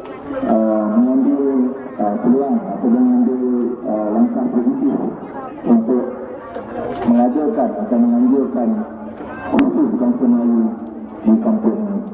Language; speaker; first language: Malay; native; Malay